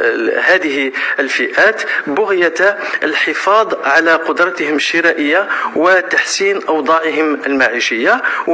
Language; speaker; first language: Arabic; native; Arabic